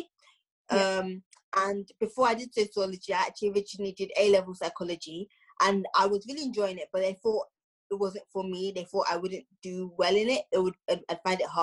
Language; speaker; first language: English; native; English